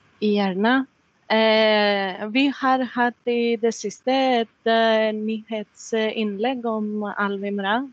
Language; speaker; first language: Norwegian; non-native, fluent; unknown